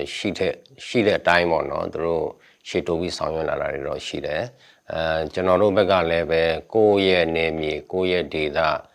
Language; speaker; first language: Burmese; non-native, local second language; S'gaw Karen